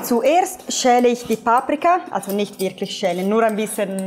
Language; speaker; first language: German; non-native, fluent; Italian